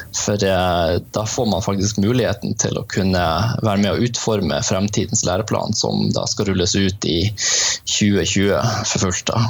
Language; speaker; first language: Norwegian; native; Norwegian